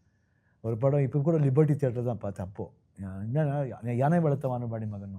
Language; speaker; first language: Tamil; non-native, local second language; Kannada